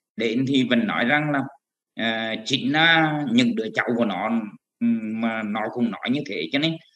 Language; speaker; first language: Vietnamese; native; Vietnamese